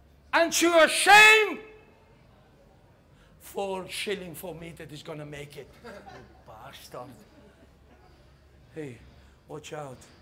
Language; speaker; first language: English; non-native, fluent; Italian